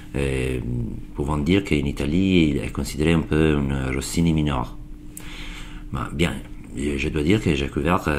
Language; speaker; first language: French; non-native, learner; Italian